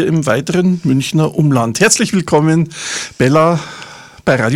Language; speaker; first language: German; native; German